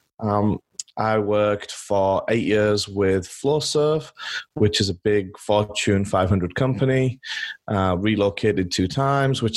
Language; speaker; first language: English; native; English